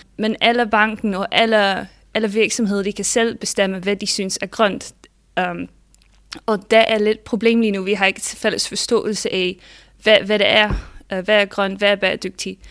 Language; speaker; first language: Danish; non-native, fluent; Dutch